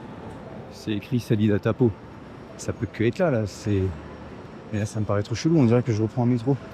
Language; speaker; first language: French; native; French